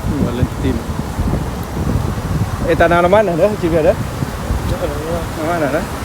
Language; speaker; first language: Russian; non-native, learner; Lao